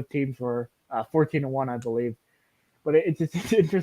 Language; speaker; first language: English; native; English